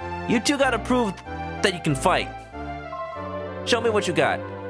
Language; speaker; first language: English; native; English